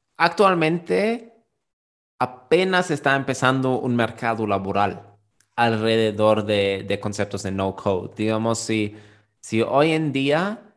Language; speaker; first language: Spanish; non-native, fluent; German